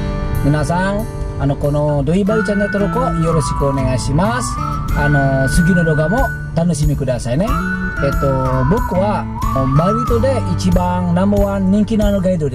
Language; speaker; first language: Japanese; non-native, learner; Indonesian